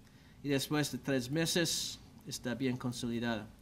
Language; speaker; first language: Spanish; non-native, learner; English